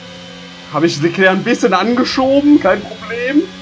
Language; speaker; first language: German; native; German